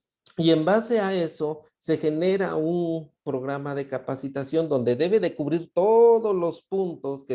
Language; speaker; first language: Spanish; native; Spanish